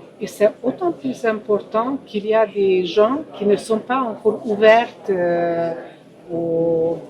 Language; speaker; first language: French; non-native, fluent; Ukrainian